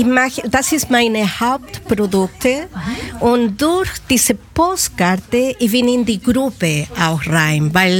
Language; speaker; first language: German; non-native, fluent; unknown